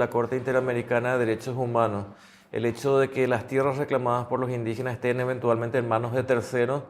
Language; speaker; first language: Spanish; native; Spanish